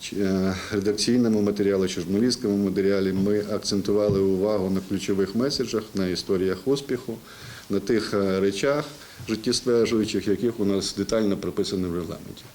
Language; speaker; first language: Ukrainian; native; Ukrainian